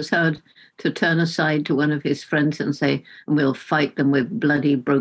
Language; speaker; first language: English; native; English